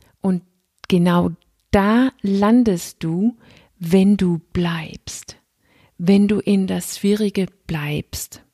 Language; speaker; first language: German; non-native, fluent; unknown